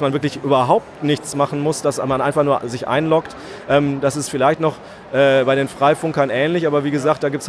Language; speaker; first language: German; native; German